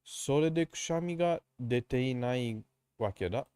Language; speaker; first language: Japanese; non-native, learner; Greek